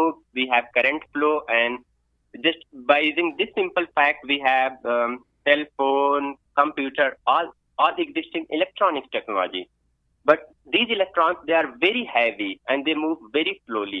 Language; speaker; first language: English; non-native, local second language; Hindi